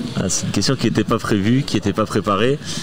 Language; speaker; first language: French; native; French